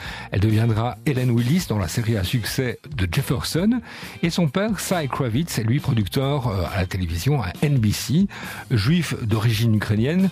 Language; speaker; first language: French; native; French